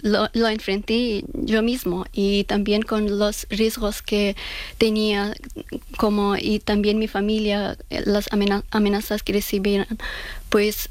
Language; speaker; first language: Spanish; non-native, fluent; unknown